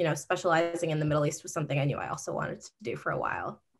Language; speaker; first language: English; native; English